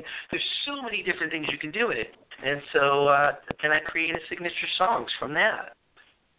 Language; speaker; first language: English; native; English